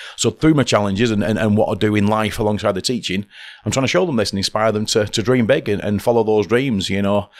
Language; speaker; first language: English; native; English